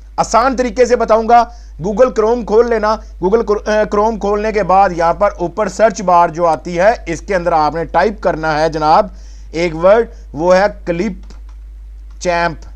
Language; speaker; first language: Urdu; non-native, local second language; Punjabi